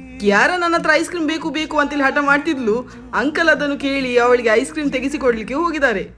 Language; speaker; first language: Kannada; non-native, local second language; Tulu